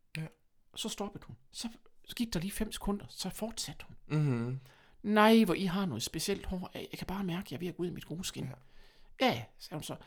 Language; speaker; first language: Danish; early bilingual, other home language; German